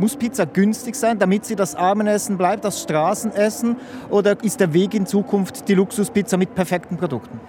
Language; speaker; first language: German; native; German